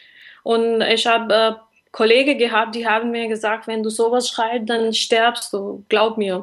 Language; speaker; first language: German; non-native, learner; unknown